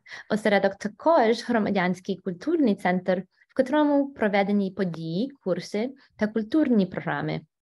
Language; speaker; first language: Ukrainian; early bilingual, other home language; English